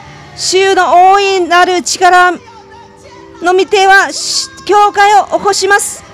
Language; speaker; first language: Japanese; non-native, fluent; Chinese